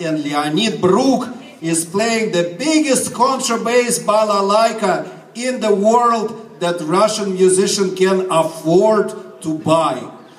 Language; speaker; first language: English; non-native, fluent; Russian